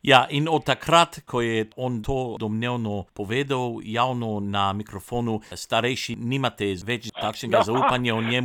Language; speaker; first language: Slovenian; non-native, local second language; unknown